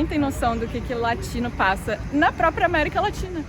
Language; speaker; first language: Portuguese; native; Portuguese